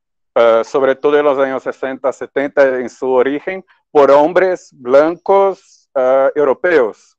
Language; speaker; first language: Spanish; non-native, fluent; Portuguese